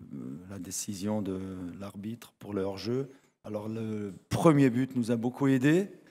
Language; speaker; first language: French; non-native, fluent; German